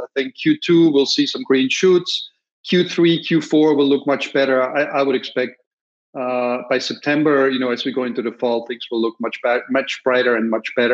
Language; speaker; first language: English; non-native, fluent; German